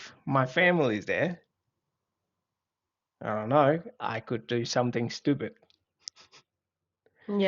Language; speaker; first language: English; non-native, fluent; Vietnamese